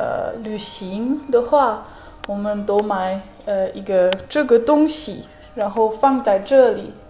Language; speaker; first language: Chinese; non-native, fluent; Dutch